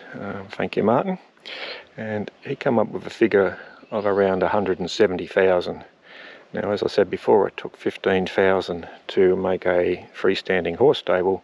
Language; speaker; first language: English; native; English